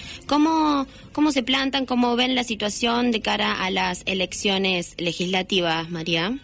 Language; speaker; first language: Spanish; native; Spanish